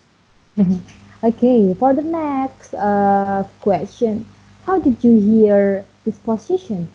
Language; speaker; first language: English; non-native, learner; Indonesian